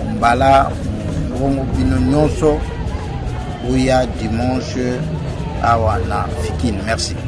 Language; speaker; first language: Lingala; non-native, local second language; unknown